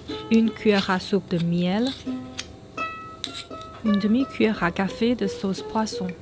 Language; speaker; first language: French; non-native, fluent; Chinese